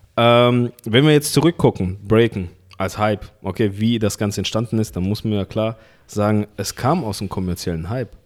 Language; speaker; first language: German; early bilingual, other home language; Russian